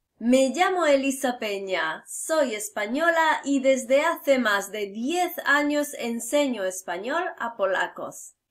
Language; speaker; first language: Spanish; native; Spanish